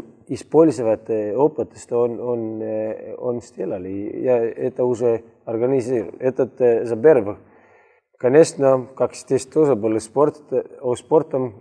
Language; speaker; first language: Russian; non-native, learner; Estonian